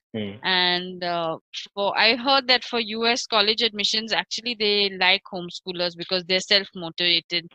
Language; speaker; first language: English; non-native, local second language; Marathi